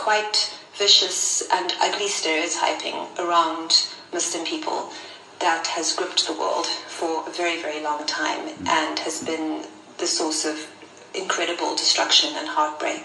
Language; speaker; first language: English; native; English